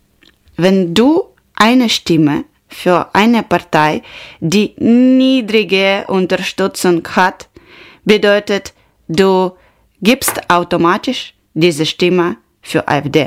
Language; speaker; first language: German; non-native, learner; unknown